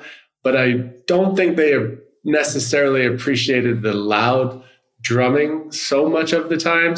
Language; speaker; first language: English; native; English